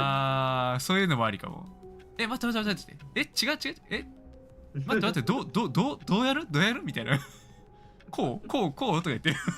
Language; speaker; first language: Japanese; native; Japanese